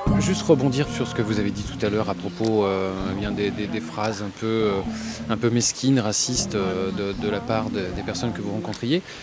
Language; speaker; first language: French; native; French